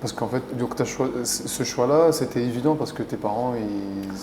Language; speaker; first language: French; native; French